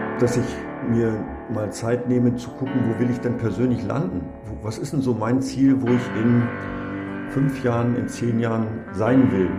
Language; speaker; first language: German; native; German